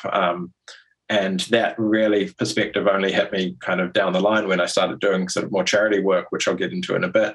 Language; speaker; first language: English; native; English